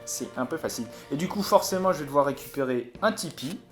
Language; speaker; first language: French; native; French